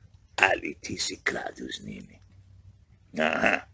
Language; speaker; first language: Slovenian; early bilingual, heritage; Slovenian